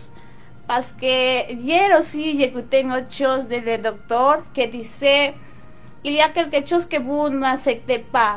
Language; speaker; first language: French; non-native, local second language; Spanish